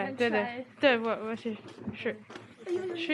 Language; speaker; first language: Chinese; non-native, learner; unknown